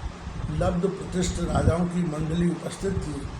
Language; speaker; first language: Hindi; native; Hindi